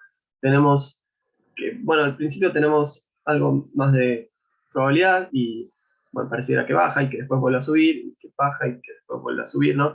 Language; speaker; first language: Spanish; native; Spanish